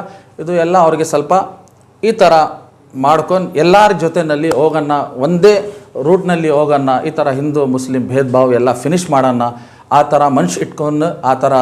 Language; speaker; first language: Kannada; non-native, local second language; Urdu